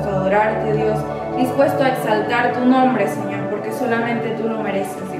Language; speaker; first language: Spanish; native; Spanish